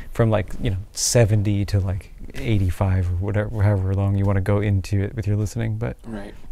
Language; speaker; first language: English; native; English